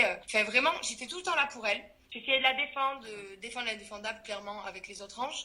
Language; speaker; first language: French; native; French